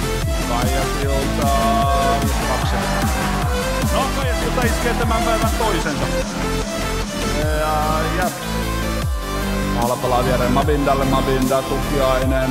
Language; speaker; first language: Finnish; native; Finnish